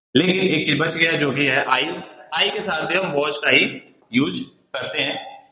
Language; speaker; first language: Hindi; native; Hindi